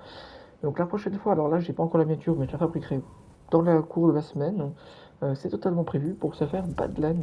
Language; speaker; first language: French; native; French